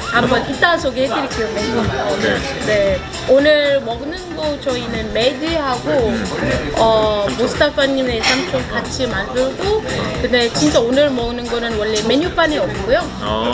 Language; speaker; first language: Korean; non-native, fluent; Arabic